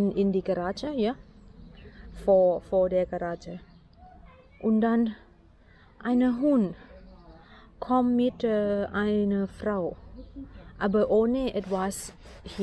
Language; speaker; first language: German; non-native, learner; Thai